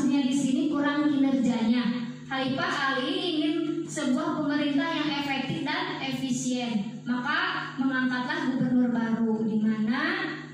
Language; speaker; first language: Indonesian; native; Indonesian